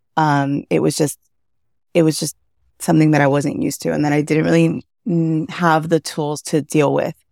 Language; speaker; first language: English; early bilingual, other home language; Spanish